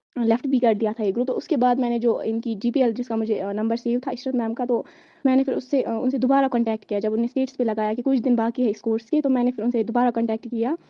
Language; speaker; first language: Urdu; native; Urdu